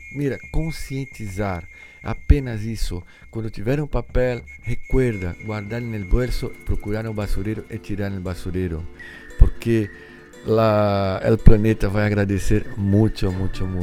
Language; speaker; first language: Spanish; non-native, learner; Portuguese